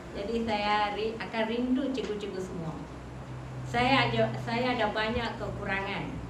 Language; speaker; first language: Malay; non-native, local second language; Tamil